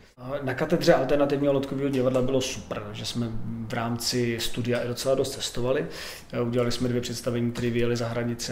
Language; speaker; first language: Czech; native; Czech